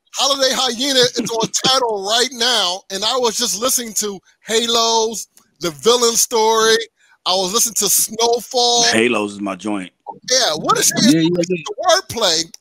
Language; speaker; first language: English; native; English